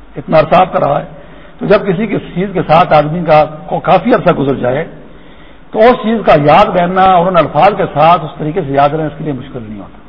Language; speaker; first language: Urdu; non-native, local second language; Pashto